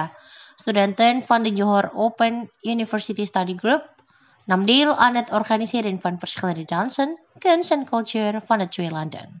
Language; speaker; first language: Dutch; non-native, fluent; Indonesian